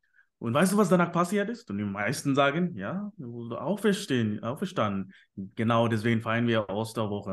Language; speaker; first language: German; non-native, fluent; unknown